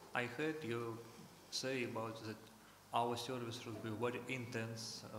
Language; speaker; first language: English; non-native, learner; Russian